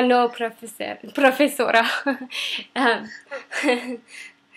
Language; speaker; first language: Spanish; non-native, learner; English